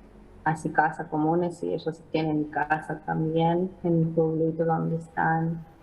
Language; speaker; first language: Spanish; non-native, fluent; Ukrainian